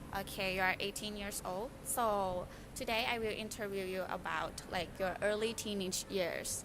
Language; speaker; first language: English; non-native, learner; Thai